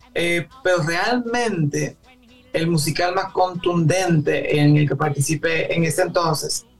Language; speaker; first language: Spanish; native; Spanish